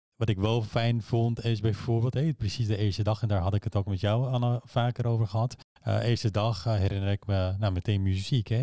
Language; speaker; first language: Dutch; early bilingual, other home language; Persian